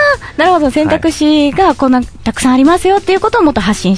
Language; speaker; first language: Japanese; native; Japanese